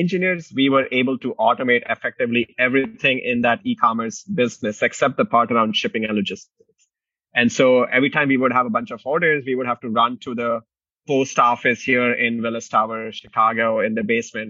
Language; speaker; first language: English; non-native, local second language; Hindi